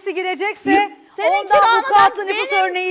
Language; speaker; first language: Turkish; native; Turkish